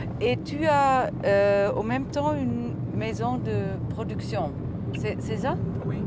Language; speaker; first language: French; non-native, learner; German